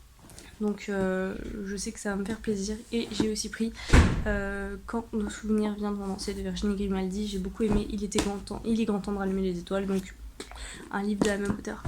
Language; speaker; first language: French; native; French